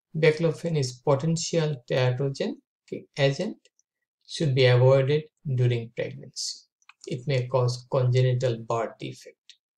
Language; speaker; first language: English; non-native, local second language; Bangla